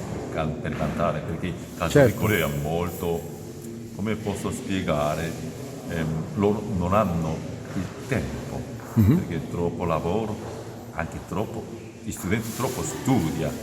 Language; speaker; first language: Italian; non-native, learner; Korean